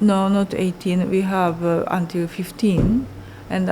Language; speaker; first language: English; non-native, learner; Japanese